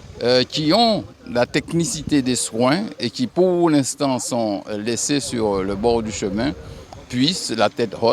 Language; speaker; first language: French; native; French